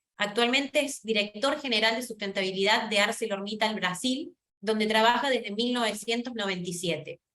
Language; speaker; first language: Spanish; native; Spanish